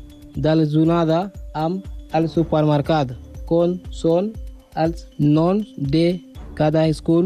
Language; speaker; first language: Catalan; non-native, learner; Spanish